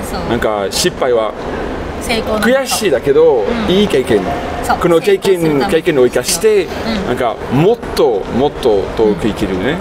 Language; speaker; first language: Japanese; non-native, fluent; French